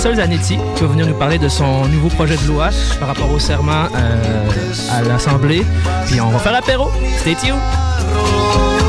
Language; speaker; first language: French; native; French